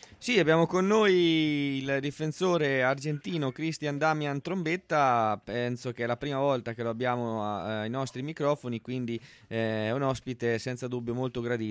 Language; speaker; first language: Italian; native; Italian